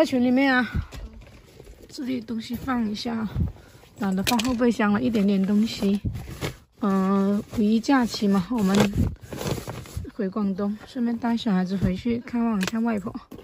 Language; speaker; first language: Chinese; native; Chinese